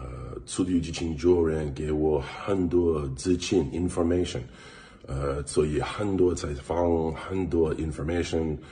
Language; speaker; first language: Chinese; non-native, learner; English